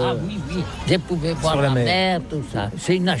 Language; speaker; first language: French; non-native, learner; Catalan